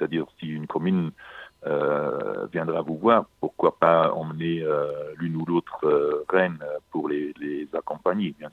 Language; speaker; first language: French; non-native, local second language; Luxembourgish